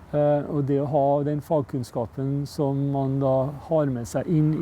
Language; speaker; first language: Norwegian; native; Norwegian